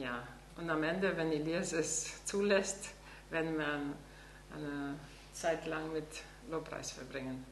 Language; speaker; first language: German; non-native, fluent; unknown